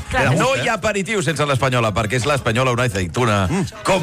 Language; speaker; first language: Catalan; native; Catalan